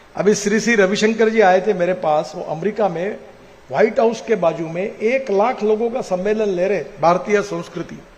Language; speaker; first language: Hindi; non-native, local second language; Marathi